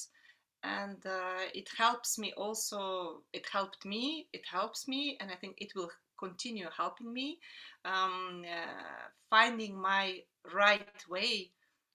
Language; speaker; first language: English; non-native, fluent; Russian